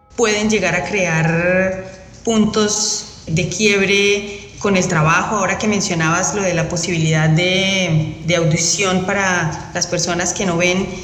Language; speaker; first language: Spanish; native; Spanish